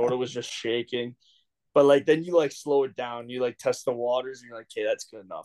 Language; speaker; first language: English; native; English